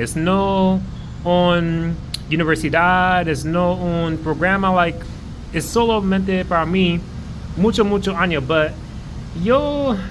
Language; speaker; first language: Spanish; non-native, learner; English